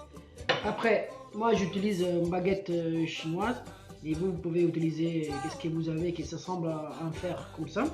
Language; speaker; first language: French; non-native, fluent; Italian